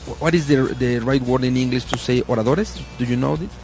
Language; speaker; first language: English; non-native, learner; Spanish